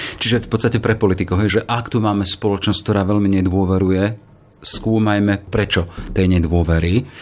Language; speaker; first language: Slovak; native; Slovak